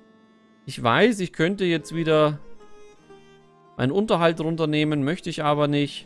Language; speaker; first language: German; native; German